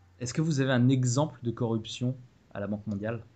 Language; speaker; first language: French; native; French